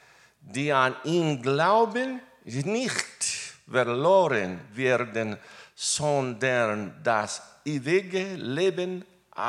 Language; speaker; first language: German; non-native, learner; Spanish